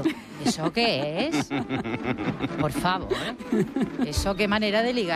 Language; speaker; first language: Spanish; native; Spanish